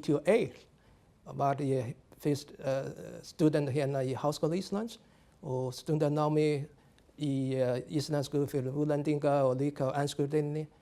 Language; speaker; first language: Icelandic; non-native, learner; Chinese